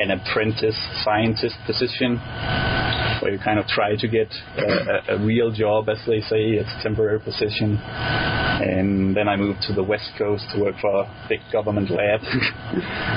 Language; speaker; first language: English; non-native, fluent; Danish